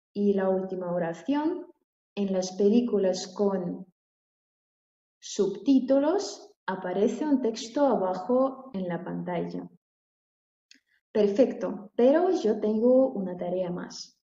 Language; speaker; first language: Spanish; non-native, fluent; Russian